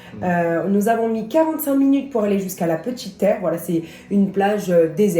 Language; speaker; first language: French; native; French